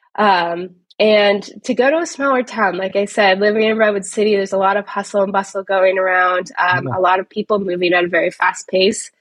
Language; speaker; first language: English; native; English